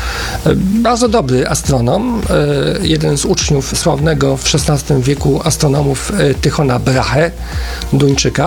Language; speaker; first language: Polish; native; Polish